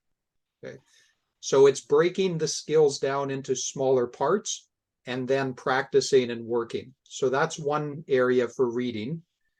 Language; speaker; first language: English; non-native, fluent; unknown